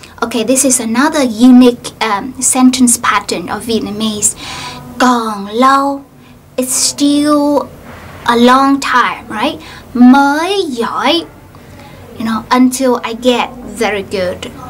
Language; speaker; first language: English; non-native, fluent; Vietnamese